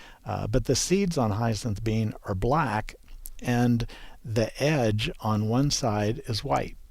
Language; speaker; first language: English; native; English